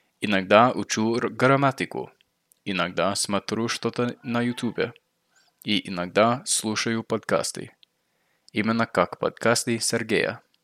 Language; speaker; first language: Russian; non-native, fluent; English